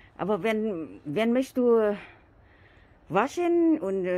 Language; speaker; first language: German; non-native, learner; Vietnamese